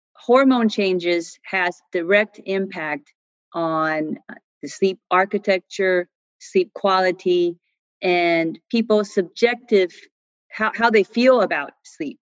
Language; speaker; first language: English; non-native, fluent; Chinese